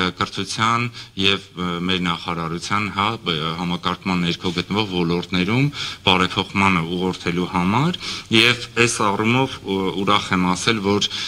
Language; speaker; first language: Armenian; native; Armenian